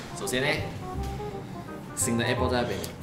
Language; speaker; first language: Chinese; native; Chinese